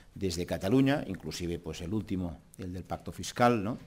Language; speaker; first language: Spanish; non-native, local second language; Catalan